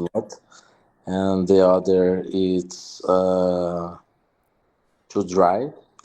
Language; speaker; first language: English; non-native, learner; Portuguese